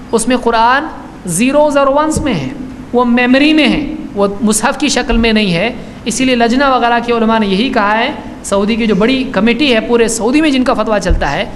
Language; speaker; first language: Urdu; native; Urdu